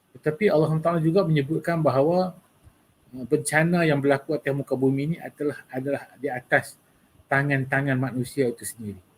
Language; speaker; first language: Malay; native; Malay